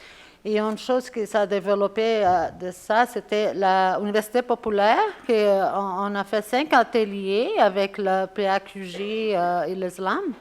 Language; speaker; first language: French; non-native, fluent; Spanish